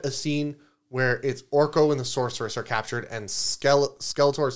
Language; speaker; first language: English; native; English